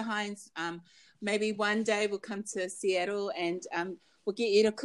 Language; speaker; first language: English; native; English